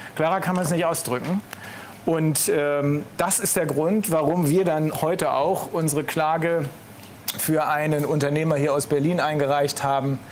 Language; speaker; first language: German; native; German